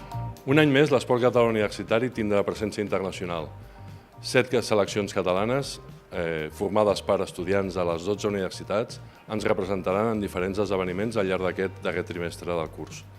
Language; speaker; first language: Catalan; native; Catalan